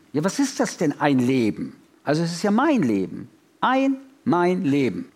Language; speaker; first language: German; early bilingual, other home language; French